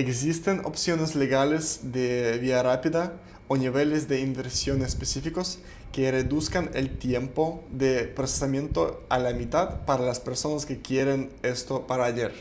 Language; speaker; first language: Spanish; non-native, fluent; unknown